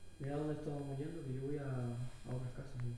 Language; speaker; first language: Spanish; native; Spanish